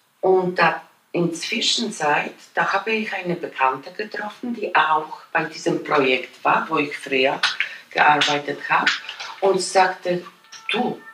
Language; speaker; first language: German; non-native, fluent; Polish